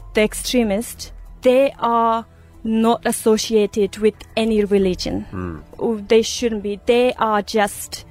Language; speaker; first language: English; non-native, fluent; Persian